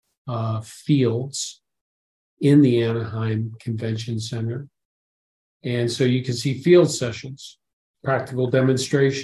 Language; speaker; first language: English; native; English